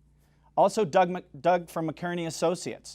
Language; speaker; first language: English; native; English